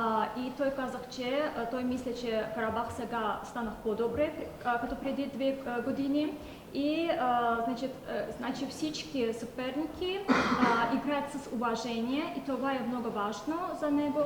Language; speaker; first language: Bulgarian; non-native, learner; Azerbaijani